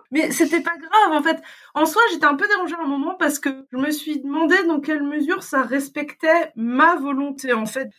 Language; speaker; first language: French; native; French